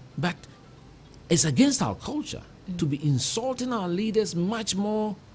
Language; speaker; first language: English; non-native, local second language; Akan